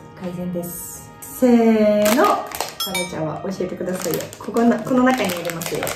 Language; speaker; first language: Japanese; non-native, fluent; Russian